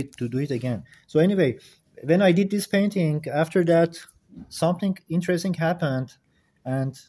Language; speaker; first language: English; non-native, fluent; Persian